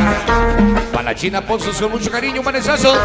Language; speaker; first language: Spanish; native; Spanish